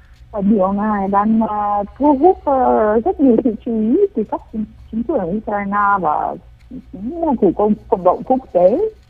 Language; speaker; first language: Vietnamese; non-native, fluent; Ukrainian